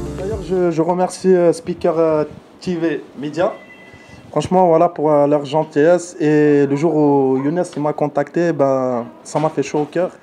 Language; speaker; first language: French; early bilingual, other home language; Arabic